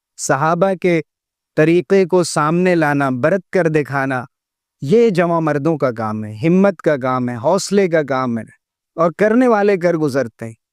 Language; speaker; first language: Urdu; native; Urdu